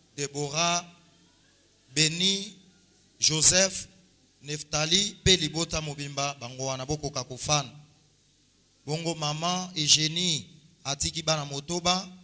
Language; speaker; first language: Lingala; native; Lingala